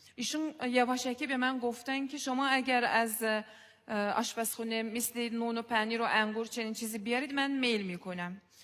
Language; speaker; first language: Persian; non-native, fluent; Azerbaijani